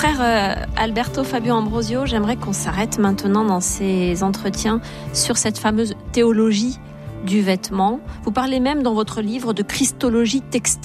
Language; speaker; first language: French; native; French